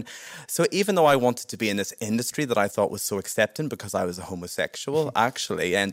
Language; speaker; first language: English; native; English